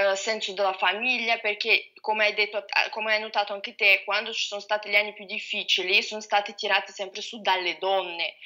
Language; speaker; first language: Italian; non-native, fluent; Russian